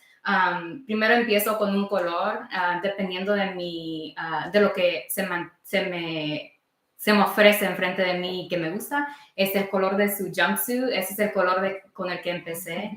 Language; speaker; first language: Spanish; early bilingual, heritage; Spanish